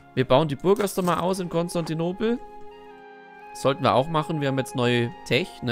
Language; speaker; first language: German; native; German